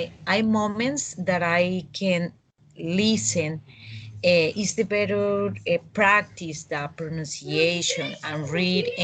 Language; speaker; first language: English; non-native, learner; Spanish